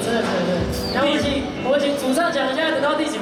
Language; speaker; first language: Chinese; native; Chinese